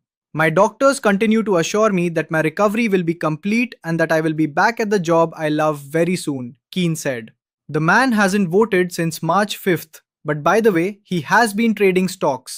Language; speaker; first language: English; native; English